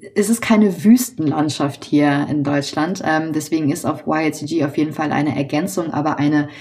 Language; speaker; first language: German; native; German